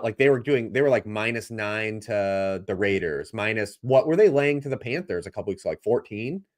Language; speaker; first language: English; native; English